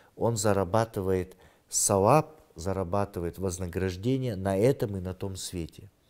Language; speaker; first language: Russian; non-native, local second language; Kyrgyz